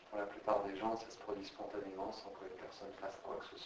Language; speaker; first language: French; native; French